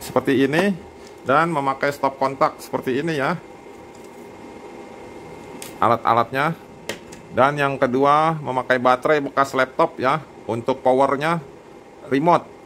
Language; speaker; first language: Indonesian; native; Indonesian